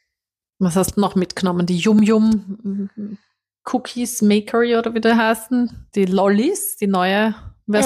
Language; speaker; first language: German; native; German